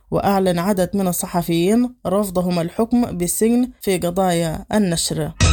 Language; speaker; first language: Arabic; native; Arabic